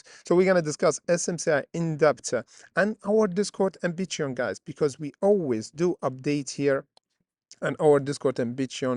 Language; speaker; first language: English; non-native, fluent; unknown